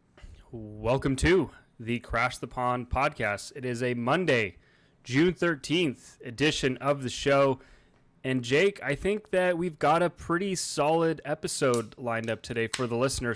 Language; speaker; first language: English; native; English